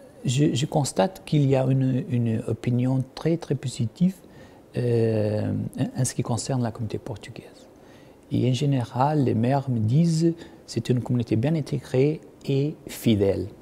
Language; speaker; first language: French; non-native, fluent; Portuguese